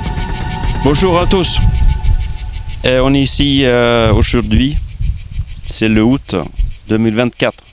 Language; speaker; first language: French; non-native, fluent; Swedish